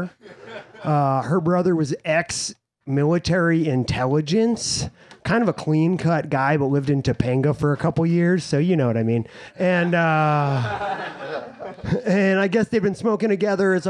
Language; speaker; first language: English; native; English